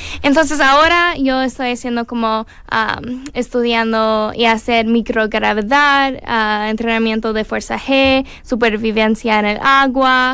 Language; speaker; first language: Spanish; non-native, learner; English